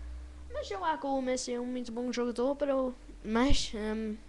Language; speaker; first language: Portuguese; non-native, learner; English